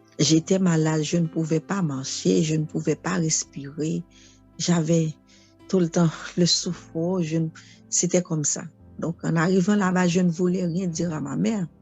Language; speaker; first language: French; non-native, local second language; Haitian Creole